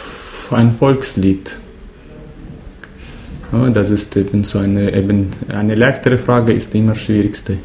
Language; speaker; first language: German; non-native, fluent; Russian